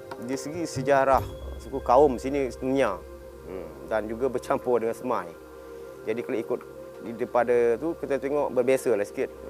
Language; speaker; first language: Malay; non-native, local second language; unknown